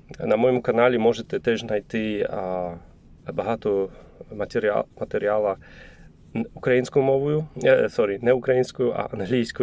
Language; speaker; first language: Ukrainian; non-native, learner; Polish